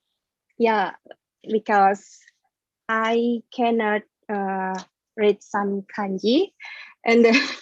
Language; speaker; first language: English; non-native, learner; Indonesian